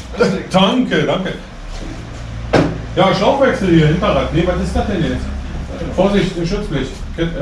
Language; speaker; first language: German; native; German